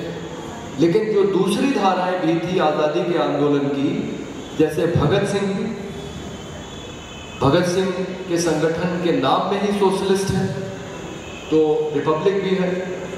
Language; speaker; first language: Hindi; native; Hindi